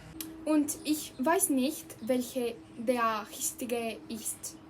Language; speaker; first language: German; non-native, learner; Spanish